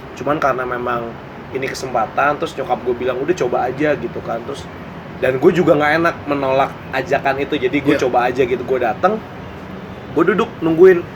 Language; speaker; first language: Indonesian; native; Indonesian